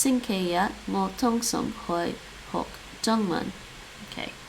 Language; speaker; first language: Chinese; non-native, learner; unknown